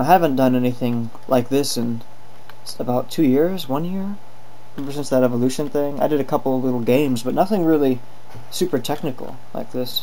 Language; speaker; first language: English; native; English